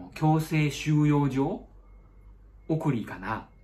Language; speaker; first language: Japanese; non-native, fluent; Chinese